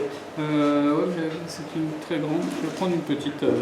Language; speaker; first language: French; native; French